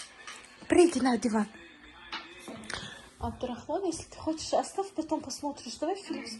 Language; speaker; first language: Russian; non-native, local second language; Tajik